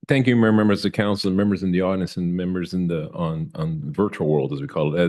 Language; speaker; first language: English; native; English